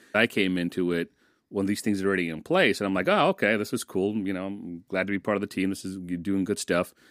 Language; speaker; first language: English; early bilingual, other home language; Russian